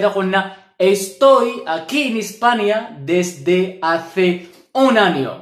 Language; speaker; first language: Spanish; non-native, fluent; Arabic